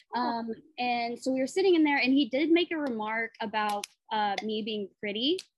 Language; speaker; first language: English; native; English